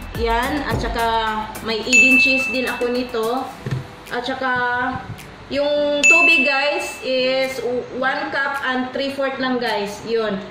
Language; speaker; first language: Filipino; non-native, local second language; Cebuano